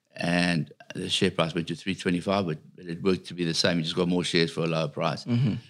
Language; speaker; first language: English; native; English